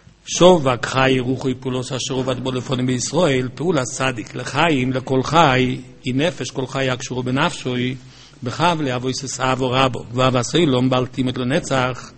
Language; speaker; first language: Hebrew; native; Hebrew